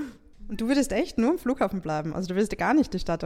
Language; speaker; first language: German; native; German